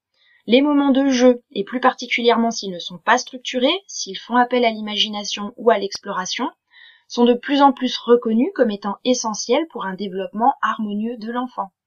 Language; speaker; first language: French; native; French